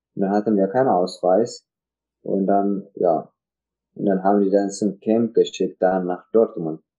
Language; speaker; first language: German; non-native, learner; Tigrinya